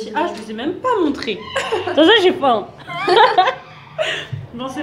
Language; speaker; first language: French; native; French